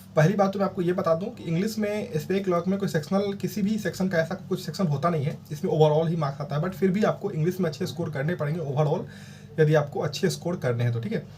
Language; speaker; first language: Hindi; native; Hindi